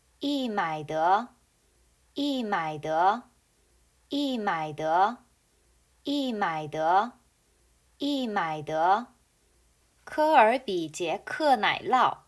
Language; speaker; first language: Chinese; non-native, fluent; Korean